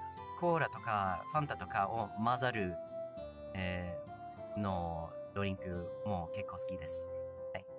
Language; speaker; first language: Japanese; non-native, learner; English